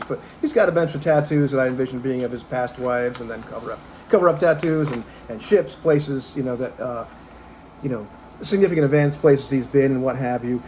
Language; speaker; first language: English; native; English